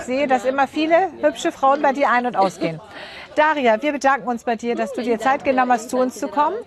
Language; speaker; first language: German; native; German